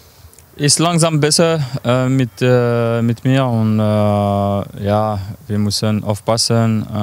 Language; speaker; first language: German; non-native, learner; French